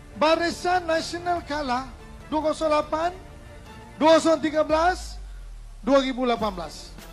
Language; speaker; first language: Malay; native; Malay